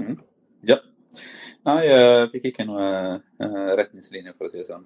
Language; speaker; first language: Norwegian; non-native, fluent; Italian